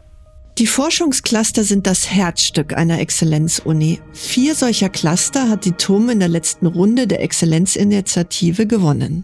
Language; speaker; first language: German; native; German